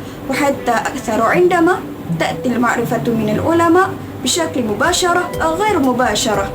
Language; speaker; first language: Arabic; non-native, learner; Malay